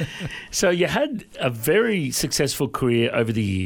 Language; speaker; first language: English; native; English